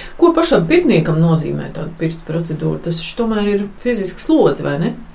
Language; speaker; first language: Latvian; native; Latvian